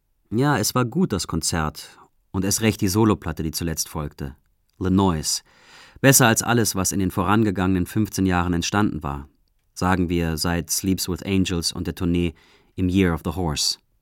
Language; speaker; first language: German; native; German